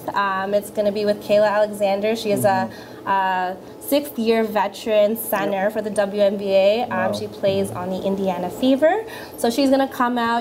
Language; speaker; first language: English; early bilingual, other home language; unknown